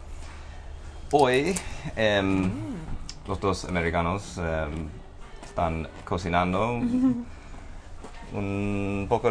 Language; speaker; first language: Spanish; non-native, fluent; English